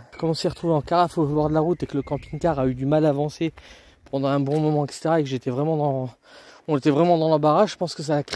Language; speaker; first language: French; native; French